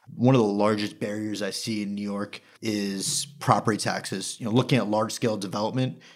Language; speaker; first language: English; native; English